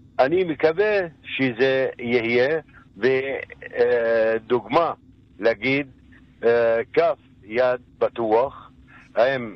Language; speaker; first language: Hebrew; non-native, local second language; Arabic